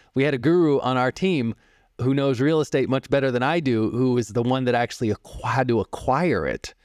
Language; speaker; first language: English; native; English